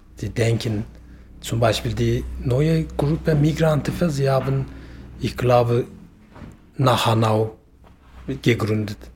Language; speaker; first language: German; non-native, learner; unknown